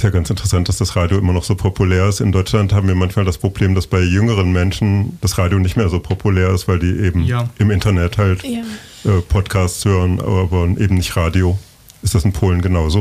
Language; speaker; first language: German; native; German